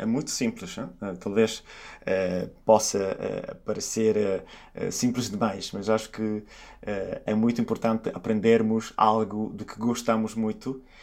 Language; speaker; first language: Portuguese; non-native, fluent; Italian